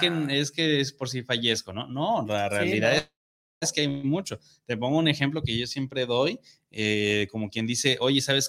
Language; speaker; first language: Spanish; native; Spanish